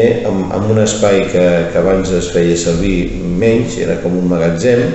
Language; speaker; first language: Catalan; native; Catalan